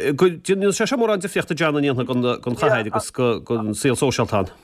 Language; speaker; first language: Irish; native; Irish